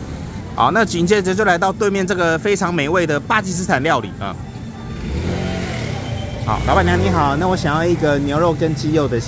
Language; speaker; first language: Chinese; native; Chinese